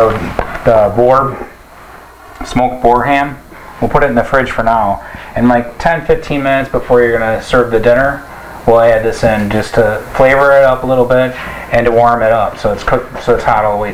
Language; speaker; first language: English; native; English